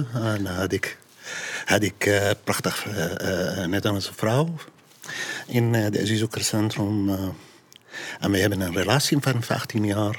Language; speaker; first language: Dutch; non-native, learner; Arabic